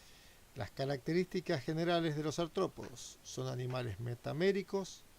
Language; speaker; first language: Spanish; native; Spanish